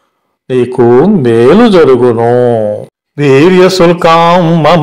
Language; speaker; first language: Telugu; native; Telugu